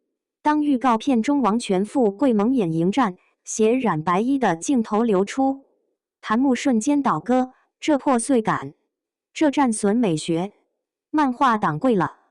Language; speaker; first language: Chinese; native; Chinese